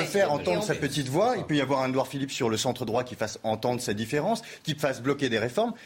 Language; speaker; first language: French; native; French